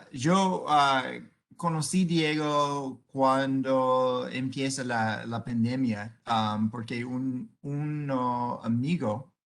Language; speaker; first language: Spanish; non-native, learner; English